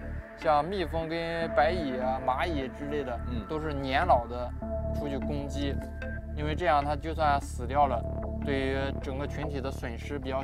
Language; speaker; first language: Chinese; native; Chinese